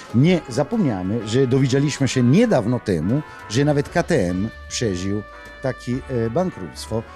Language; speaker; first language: Polish; non-native, learner; Italian